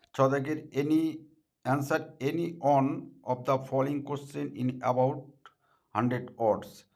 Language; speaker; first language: English; non-native, local second language; Bangla